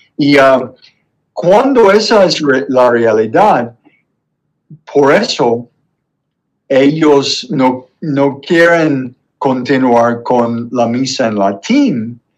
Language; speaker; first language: Spanish; non-native, fluent; English